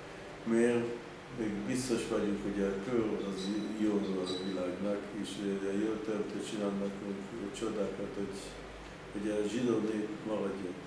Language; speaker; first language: Hungarian; early bilingual, heritage; Hungarian